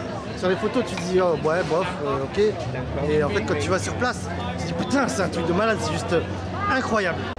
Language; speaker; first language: French; native; French